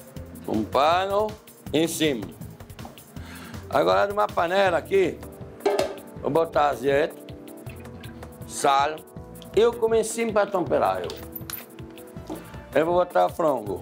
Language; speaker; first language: Portuguese; non-native, fluent; French